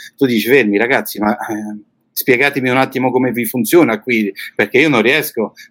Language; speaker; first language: Italian; native; Italian